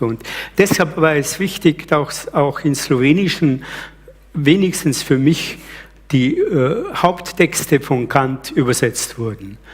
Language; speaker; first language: German; early bilingual, other home language; Slovenian